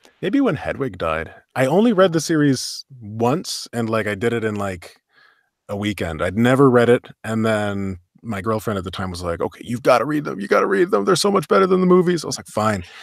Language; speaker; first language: English; native; English